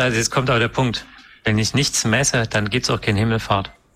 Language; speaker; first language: German; native; German